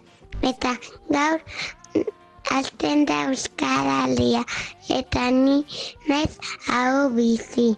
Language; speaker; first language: Basque; non-native, local second language; Spanish